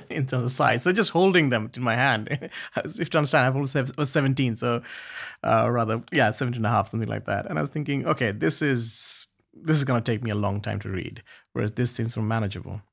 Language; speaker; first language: English; non-native, local second language; Bangla